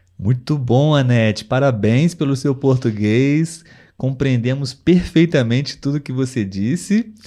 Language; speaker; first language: Portuguese; native; Portuguese